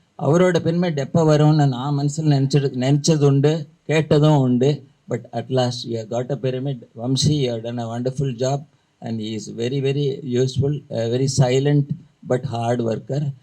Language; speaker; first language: Tamil; native; Tamil